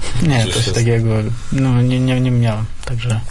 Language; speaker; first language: Polish; non-native, fluent; Russian